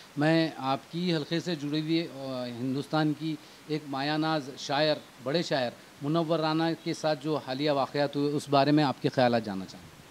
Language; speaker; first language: Urdu; native; Urdu